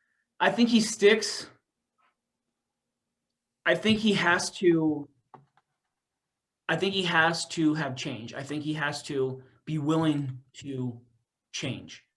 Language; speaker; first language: English; native; English